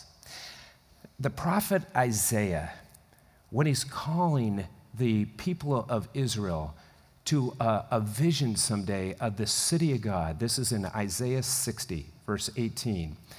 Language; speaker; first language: English; native; English